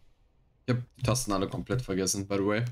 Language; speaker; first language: German; native; German